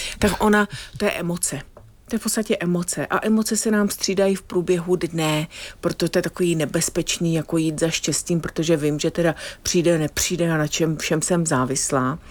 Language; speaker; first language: Czech; non-native, fluent; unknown